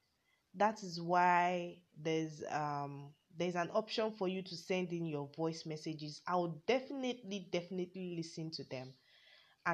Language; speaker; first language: English; non-native, local second language; Yoruba